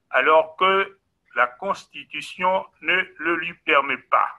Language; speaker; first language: French; non-native, local second language; Ewe